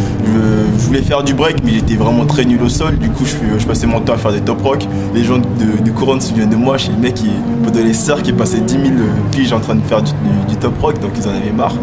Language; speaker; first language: French; native; French